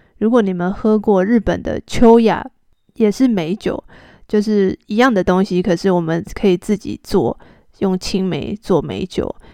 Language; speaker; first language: Chinese; native; Chinese